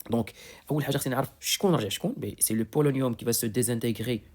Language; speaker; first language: French; non-native, local second language; Arabic